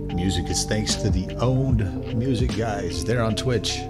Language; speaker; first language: English; native; English